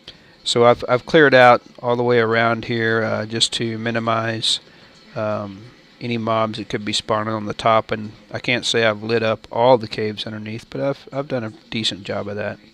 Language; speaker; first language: English; native; English